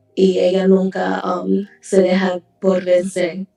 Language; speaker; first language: Spanish; early bilingual, heritage; Spanish